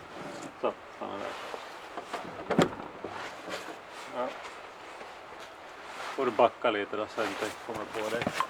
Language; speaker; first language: Swedish; native; Swedish